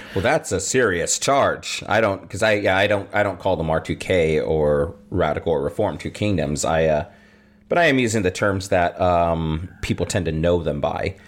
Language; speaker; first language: English; native; English